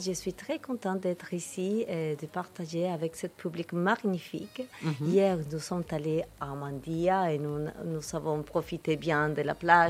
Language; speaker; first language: French; non-native, fluent; Spanish